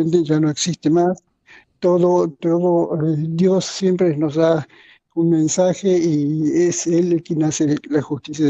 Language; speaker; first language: Spanish; native; Spanish